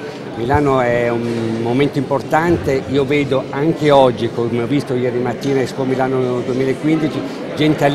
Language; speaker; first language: Italian; native; Italian